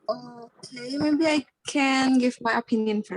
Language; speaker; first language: English; non-native, learner; Indonesian